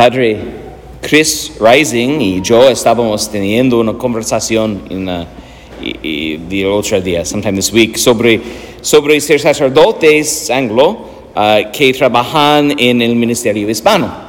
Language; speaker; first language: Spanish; non-native, learner; English